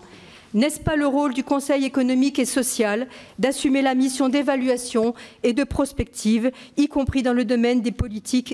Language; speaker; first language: French; native; French